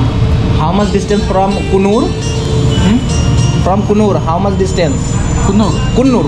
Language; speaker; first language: English; non-native, local second language; Hindi